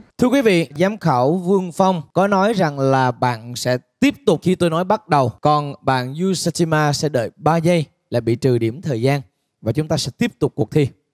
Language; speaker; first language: Vietnamese; native; Vietnamese